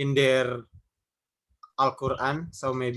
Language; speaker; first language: English; non-native, learner; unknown